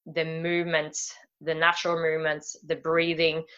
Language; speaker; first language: English; non-native, fluent; Swedish